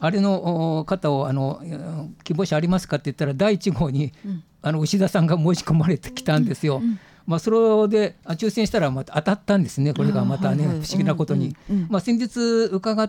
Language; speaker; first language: Japanese; native; Japanese